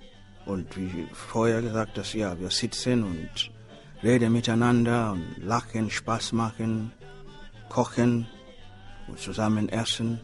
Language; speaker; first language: German; non-native, learner; Swahili